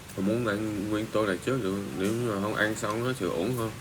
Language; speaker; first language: Vietnamese; early bilingual, heritage; Vietnamese